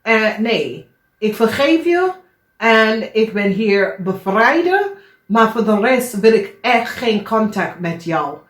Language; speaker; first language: Dutch; non-native, learner; English